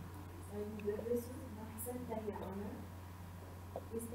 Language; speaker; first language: Arabic; non-native, learner; Urdu